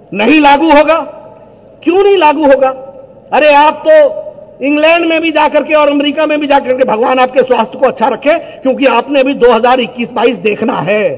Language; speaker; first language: Hindi; native; Hindi